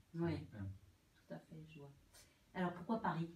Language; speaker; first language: French; native; French